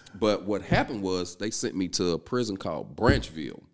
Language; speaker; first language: English; native; English